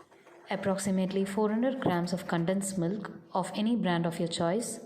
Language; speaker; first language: English; non-native, local second language; Tamil